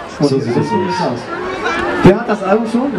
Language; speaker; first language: German; native; German